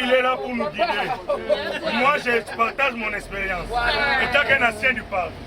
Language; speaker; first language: French; non-native, local second language; Lingala